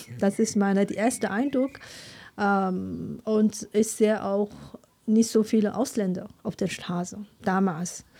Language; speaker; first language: German; non-native, fluent; Chinese